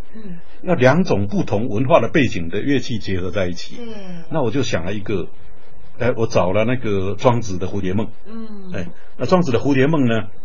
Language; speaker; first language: Chinese; native; Chinese